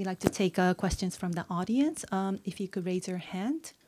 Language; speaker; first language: English; non-native, fluent; Japanese